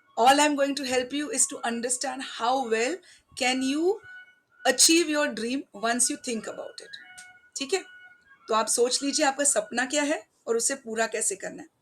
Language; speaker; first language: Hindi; non-native, local second language; Marathi